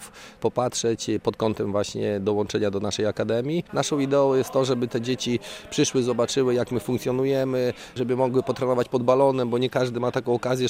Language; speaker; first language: Polish; native; Polish